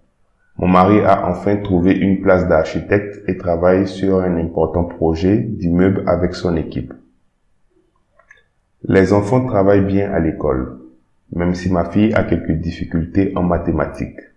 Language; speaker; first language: French; non-native, fluent; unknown